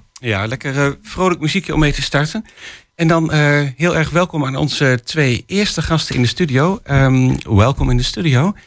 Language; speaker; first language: Dutch; native; Dutch